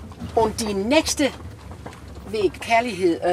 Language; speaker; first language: German; non-native, learner; Danish